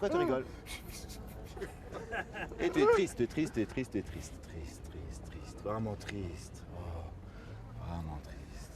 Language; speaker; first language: French; native; French